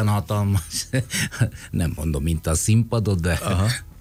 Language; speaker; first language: Hungarian; non-native, fluent; Italian